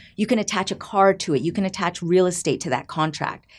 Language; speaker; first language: English; native; English